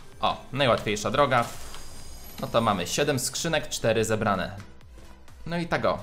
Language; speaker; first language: Polish; native; Polish